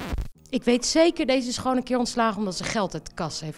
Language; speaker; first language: Dutch; native; Dutch